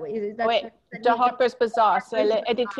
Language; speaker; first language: French; non-native, learner; English